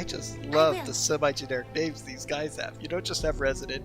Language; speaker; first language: English; native; English